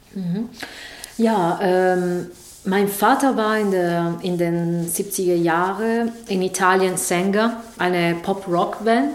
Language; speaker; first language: German; non-native, fluent; Italian